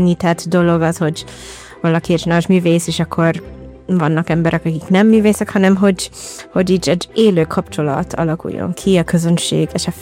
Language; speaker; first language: Hungarian; non-native, fluent; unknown